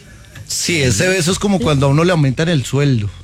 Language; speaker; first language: Spanish; native; Spanish